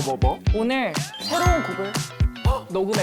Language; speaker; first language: Korean; native; Korean